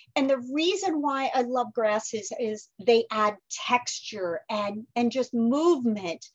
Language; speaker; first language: English; native; English